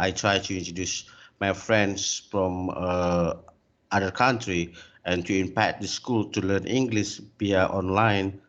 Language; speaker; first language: English; non-native, learner; Indonesian